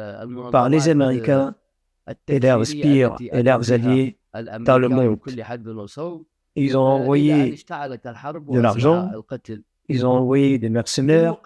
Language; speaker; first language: French; non-native, fluent; Arabic